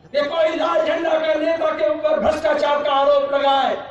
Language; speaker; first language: Hindi; non-native, local second language; Bangla